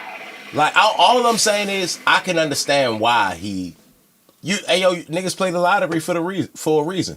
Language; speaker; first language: English; native; English